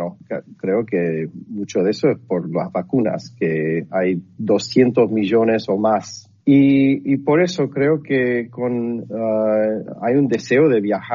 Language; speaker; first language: Spanish; non-native, fluent; English